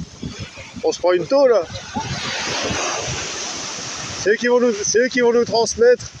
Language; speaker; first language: French; native; French